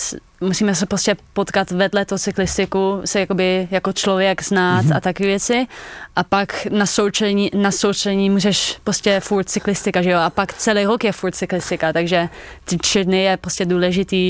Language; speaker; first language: Czech; early bilingual, heritage; Dutch